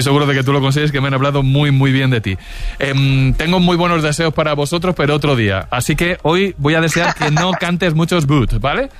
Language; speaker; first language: Spanish; native; Spanish